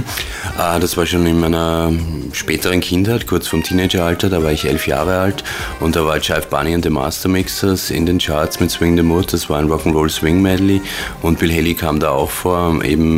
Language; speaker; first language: German; native; German